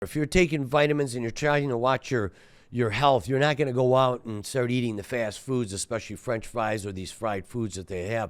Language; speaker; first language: English; native; English